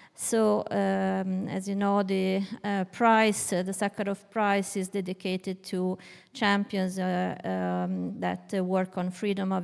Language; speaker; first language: English; non-native, fluent; Italian